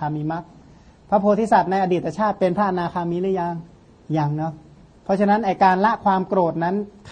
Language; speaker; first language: Thai; non-native, local second language; Khmer